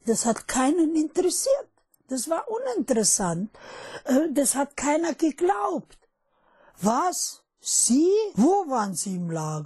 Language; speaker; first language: German; non-native, fluent; Russian